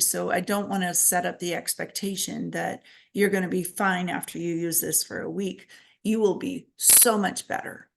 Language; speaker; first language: English; native; English